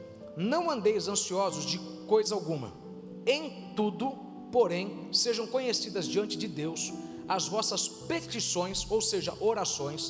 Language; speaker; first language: Portuguese; native; Portuguese